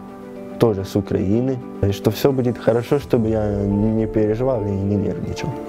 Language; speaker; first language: Russian; native; Russian